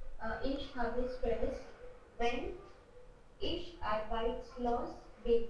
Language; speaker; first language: German; non-native, learner; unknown